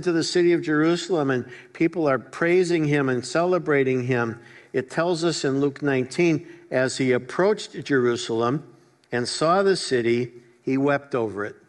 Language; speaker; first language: English; native; English